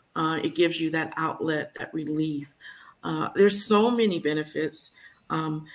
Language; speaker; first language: English; native; English